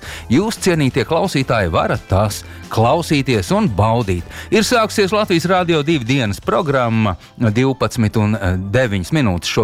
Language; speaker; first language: Latvian; native; Latvian